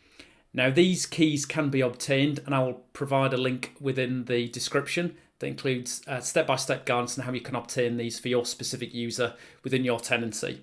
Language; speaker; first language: English; native; English